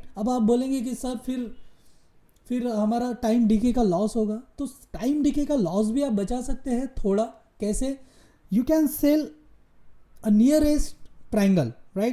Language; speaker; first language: Hindi; native; Hindi